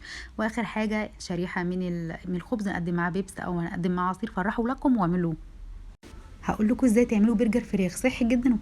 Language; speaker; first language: Arabic; native; Arabic